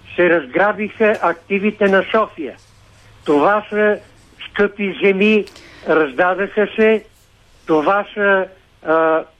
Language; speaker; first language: Bulgarian; native; Bulgarian